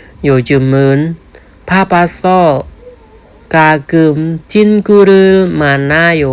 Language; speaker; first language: Korean; non-native, fluent; Khmer